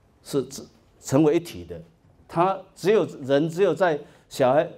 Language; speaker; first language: Chinese; native; Chinese